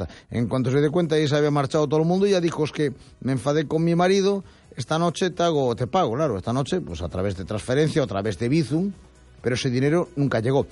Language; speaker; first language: Spanish; native; Spanish